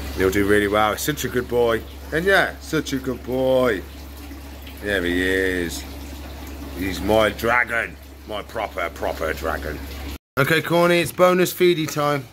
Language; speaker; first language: English; native; English